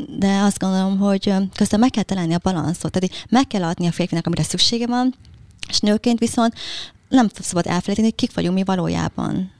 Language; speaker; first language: Hungarian; early bilingual, other home language; Vietnamese